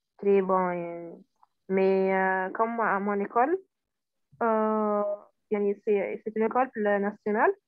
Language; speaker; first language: French; non-native, learner; Arabic